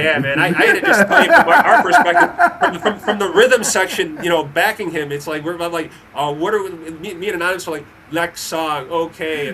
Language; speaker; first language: English; native; English